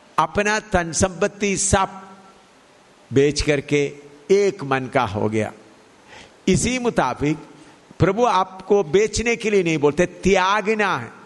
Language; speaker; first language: Hindi; non-native, local second language; Malayalam